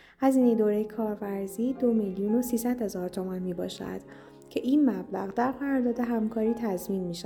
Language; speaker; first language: Persian; native; Persian